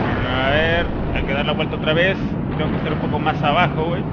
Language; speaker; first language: Spanish; native; Spanish